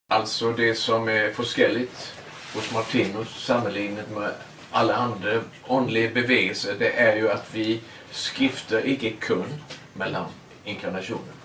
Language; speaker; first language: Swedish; non-native, learner; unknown